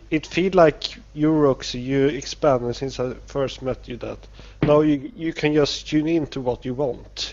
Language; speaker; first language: English; non-native, learner; Swedish